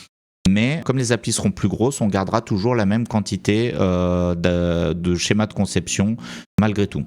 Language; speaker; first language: French; native; French